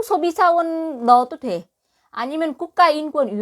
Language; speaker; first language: Korean; non-native, fluent; Vietnamese